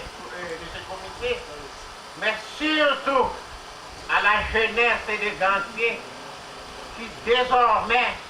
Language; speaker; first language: French; non-native, local second language; Haitian Creole